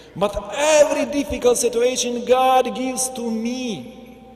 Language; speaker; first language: English; non-native, learner; Ukrainian